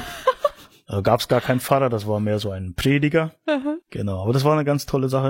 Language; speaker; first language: German; native; German